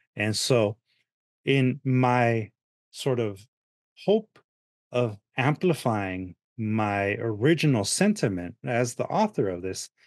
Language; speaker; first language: English; early bilingual, other home language; Spanish